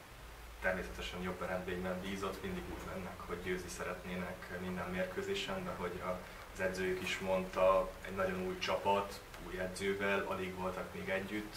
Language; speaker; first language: Hungarian; native; Hungarian